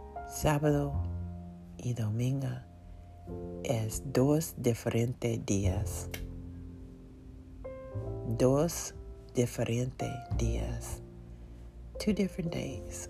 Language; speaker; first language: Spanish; non-native, learner; English